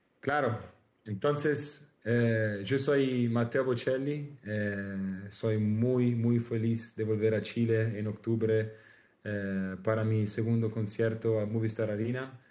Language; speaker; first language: Spanish; non-native, learner; Italian